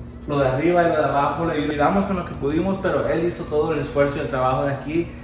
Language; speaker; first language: Spanish; early bilingual, heritage; Spanish